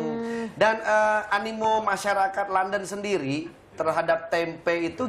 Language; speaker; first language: Indonesian; native; Indonesian